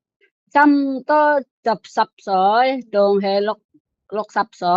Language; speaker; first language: Cantonese; non-native, learner; Indonesian